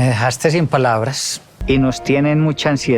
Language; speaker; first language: Spanish; native; Spanish